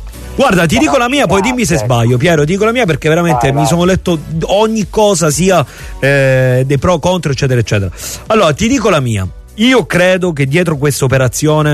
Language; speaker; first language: Italian; native; Italian